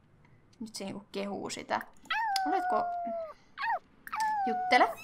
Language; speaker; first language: Finnish; native; Finnish